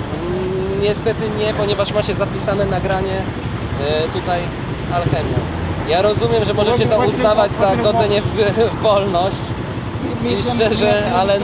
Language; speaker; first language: Polish; native; Polish